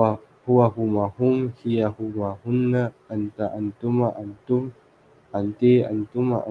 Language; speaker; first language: Arabic; non-native, learner; Filipino